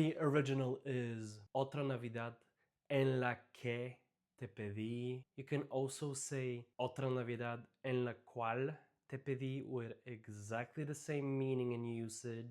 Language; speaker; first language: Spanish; non-native, fluent; English